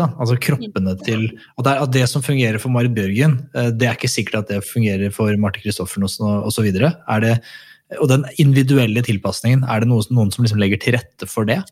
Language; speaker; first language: Norwegian; native; Norwegian